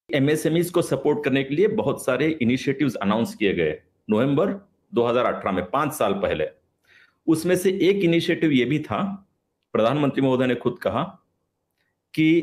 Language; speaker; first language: Hindi; non-native, local second language; Marathi